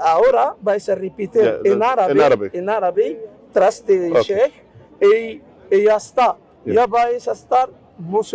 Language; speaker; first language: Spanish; non-native, fluent; Arabic